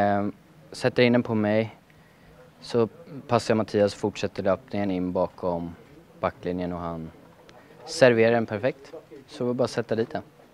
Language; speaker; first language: Swedish; native; Swedish